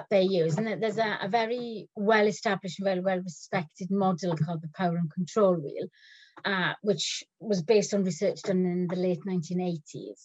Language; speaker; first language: English; native; English